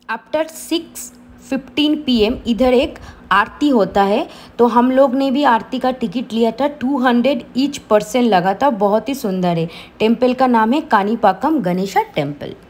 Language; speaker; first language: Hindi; non-native, local second language; Bangla